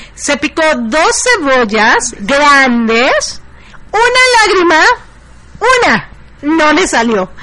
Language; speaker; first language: Spanish; native; Spanish